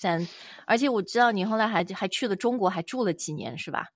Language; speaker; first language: Chinese; native; Chinese